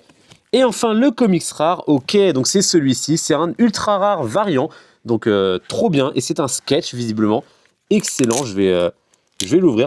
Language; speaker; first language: French; native; French